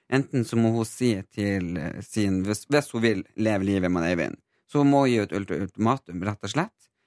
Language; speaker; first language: Norwegian; native; Norwegian